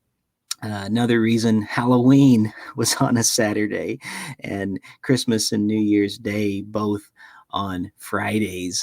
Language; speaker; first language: English; native; English